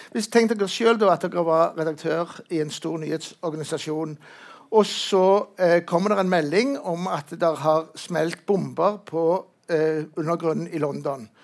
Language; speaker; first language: Norwegian; native; Norwegian